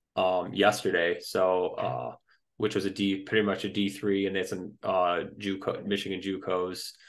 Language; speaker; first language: English; native; English